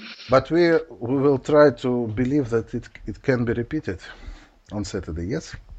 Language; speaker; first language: English; non-native, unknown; Russian